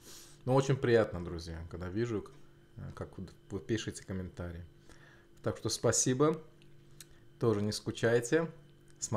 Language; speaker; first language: Russian; non-native, local second language; Azerbaijani